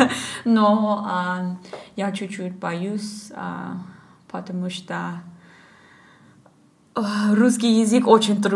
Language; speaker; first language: Russian; non-native, learner; English